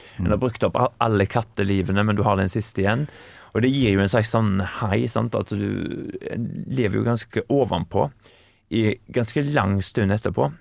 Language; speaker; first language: Norwegian; native; Norwegian